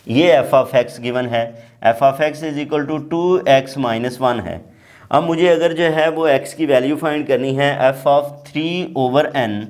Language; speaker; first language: Urdu; non-native, local second language; Punjabi